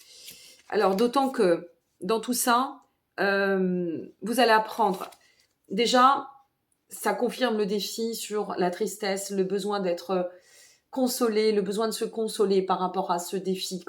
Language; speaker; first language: French; native; French